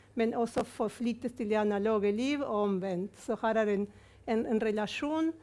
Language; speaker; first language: Norwegian; non-native, fluent; Spanish